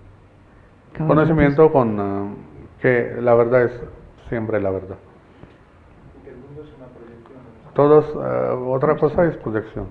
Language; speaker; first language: Spanish; non-native, learner; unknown